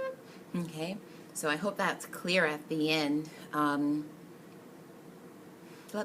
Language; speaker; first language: English; native; English